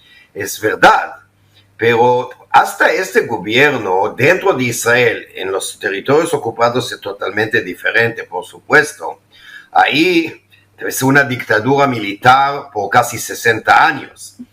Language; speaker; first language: Spanish; non-native, fluent; Hebrew